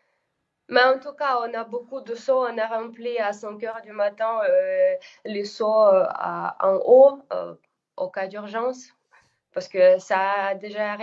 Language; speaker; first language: French; non-native, fluent; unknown